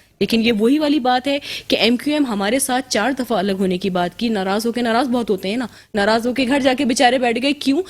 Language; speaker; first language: Urdu; native; Urdu